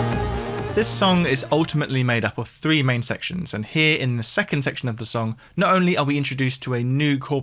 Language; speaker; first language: English; native; English